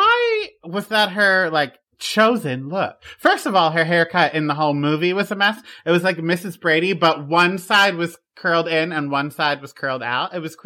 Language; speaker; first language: English; native; English